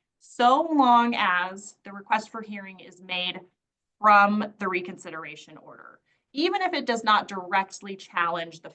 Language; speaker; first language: English; native; English